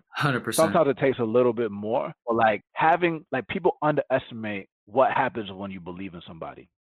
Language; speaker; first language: English; early bilingual, other home language; Spanish